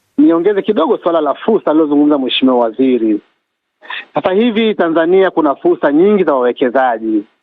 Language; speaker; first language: Swahili; native; Swahili